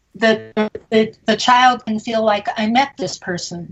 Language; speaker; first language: English; early bilingual, other home language; Spanish